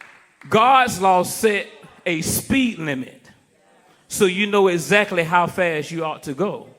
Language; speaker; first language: English; native; English